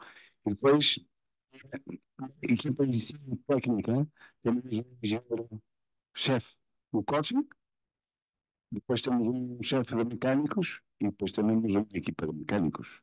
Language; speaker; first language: Spanish; non-native, fluent; Portuguese